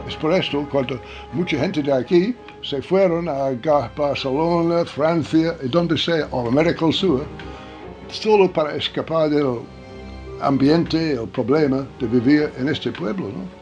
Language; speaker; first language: Spanish; non-native, fluent; English